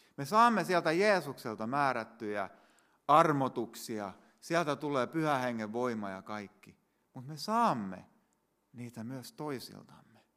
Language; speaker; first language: Finnish; native; Finnish